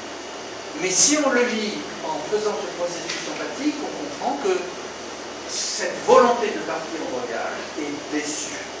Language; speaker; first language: French; native; French